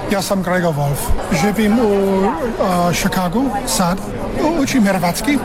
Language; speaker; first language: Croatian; non-native, learner; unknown